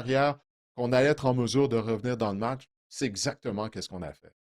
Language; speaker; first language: French; native; French